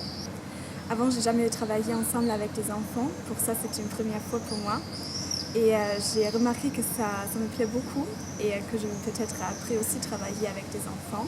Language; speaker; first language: French; non-native, fluent; German